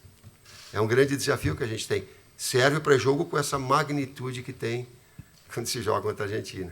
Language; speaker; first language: Portuguese; native; Portuguese